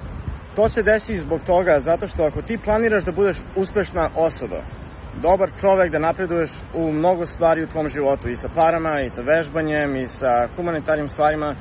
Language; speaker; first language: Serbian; early bilingual, heritage; Serbian